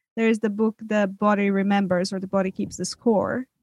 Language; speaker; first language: English; non-native, fluent; Serbian